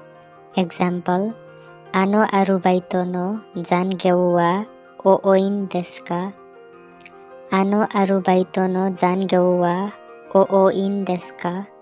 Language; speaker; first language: Japanese; non-native, learner; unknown